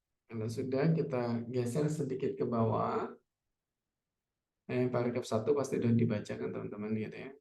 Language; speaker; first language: Indonesian; native; Indonesian